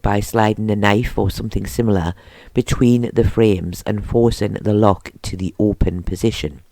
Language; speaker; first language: English; native; English